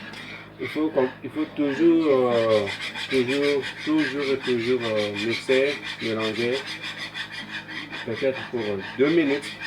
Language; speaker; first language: French; non-native, fluent; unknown